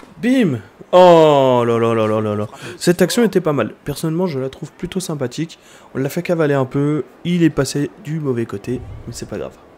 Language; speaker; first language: French; native; French